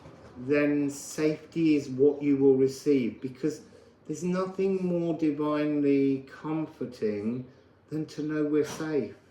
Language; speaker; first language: English; native; English